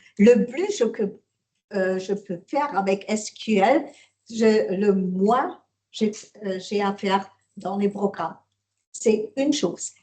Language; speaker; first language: French; non-native, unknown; German